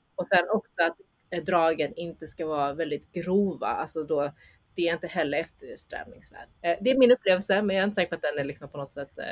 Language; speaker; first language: Swedish; early bilingual, other home language; Chinese